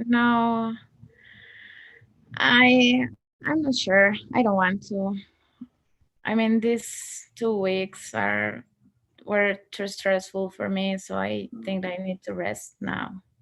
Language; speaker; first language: English; non-native, learner; Spanish